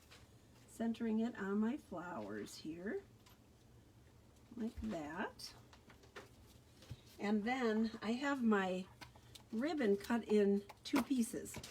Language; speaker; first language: English; native; English